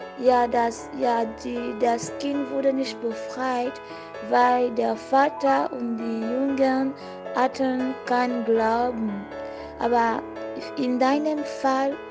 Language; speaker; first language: German; non-native, fluent; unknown